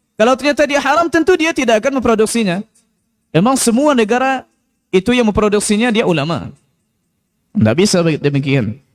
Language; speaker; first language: Malay; non-native, local second language; Minangkabau